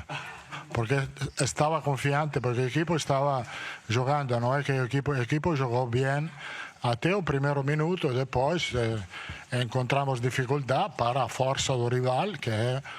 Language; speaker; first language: Portuguese; non-native, learner; Italian